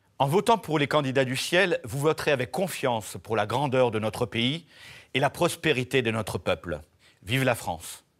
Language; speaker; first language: French; native; French